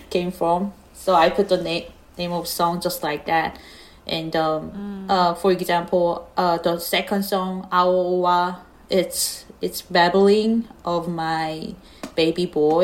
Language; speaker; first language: English; non-native, learner; Korean